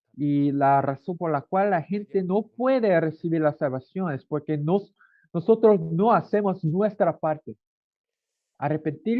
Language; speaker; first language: Spanish; non-native, learner; Korean